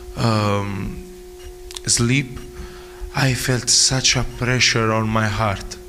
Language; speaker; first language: English; non-native, fluent; Italian